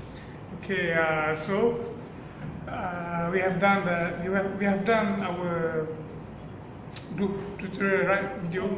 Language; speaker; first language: English; non-native, local second language; Malay